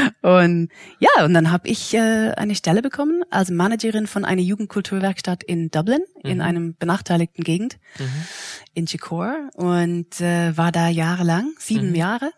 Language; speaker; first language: German; non-native, fluent; English